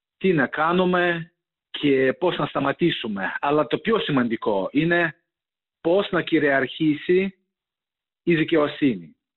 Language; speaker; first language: Greek; non-native, fluent; Ukrainian